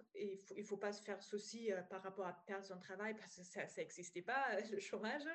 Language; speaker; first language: French; non-native, fluent; German